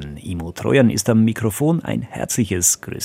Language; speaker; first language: German; native; German